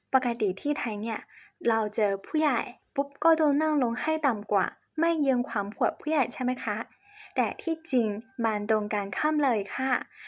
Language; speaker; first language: Thai; non-native, fluent; Chinese